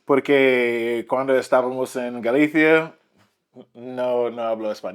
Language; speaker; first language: Spanish; non-native, learner; English